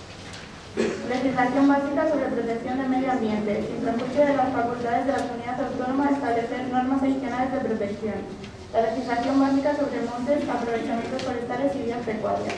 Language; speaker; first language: Spanish; native; Spanish